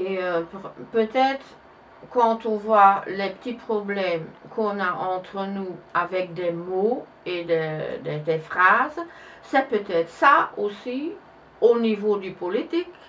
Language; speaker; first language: French; non-native, local second language; Dutch